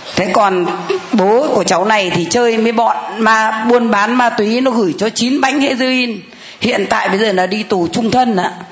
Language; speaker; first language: Vietnamese; native; Vietnamese